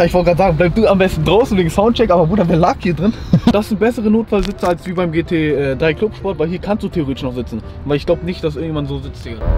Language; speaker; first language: German; native; German